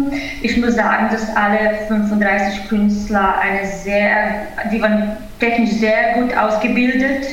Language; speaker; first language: German; non-native, fluent; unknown